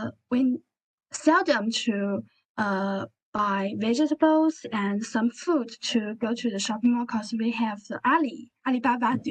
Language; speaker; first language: English; non-native, learner; Chinese